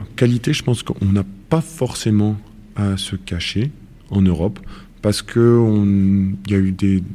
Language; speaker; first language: French; native; French